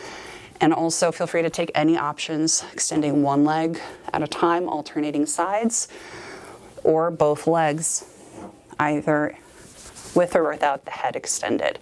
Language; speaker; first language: English; native; English